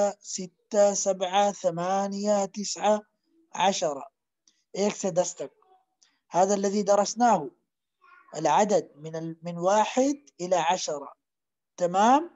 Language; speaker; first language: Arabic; non-native, fluent; Urdu